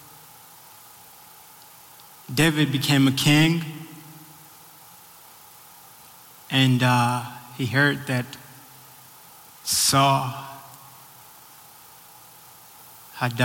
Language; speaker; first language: English; non-native, local second language; Rundi